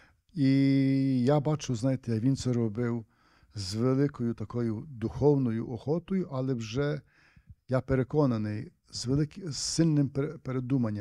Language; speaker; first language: Ukrainian; native; Ukrainian